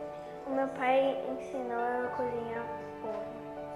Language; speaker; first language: Portuguese; early bilingual, other home language; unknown